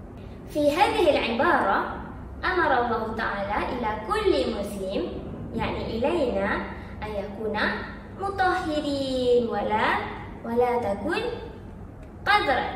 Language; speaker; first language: Arabic; non-native, learner; Malay